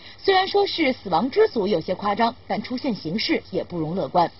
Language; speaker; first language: Chinese; native; Chinese